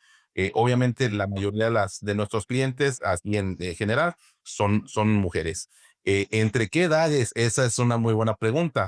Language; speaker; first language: Spanish; native; Spanish